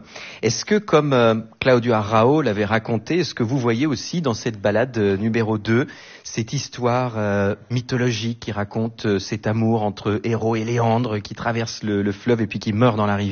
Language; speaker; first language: French; native; French